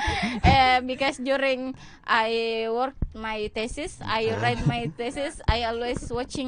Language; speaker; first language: English; non-native, learner; Indonesian